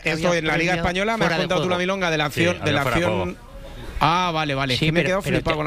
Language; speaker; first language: Spanish; native; Spanish